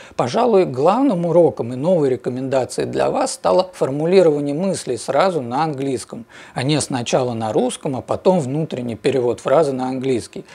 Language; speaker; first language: Russian; native; Russian